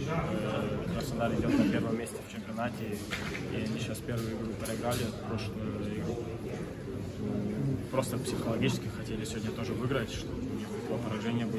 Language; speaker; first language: Russian; early bilingual, heritage; Russian